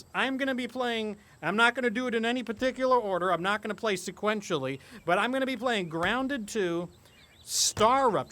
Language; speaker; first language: English; native; English